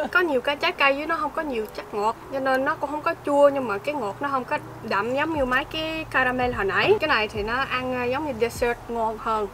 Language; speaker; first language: Vietnamese; early bilingual, heritage; Vietnamese